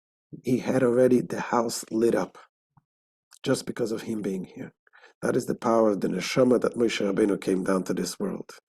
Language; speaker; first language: English; non-native, fluent; Hebrew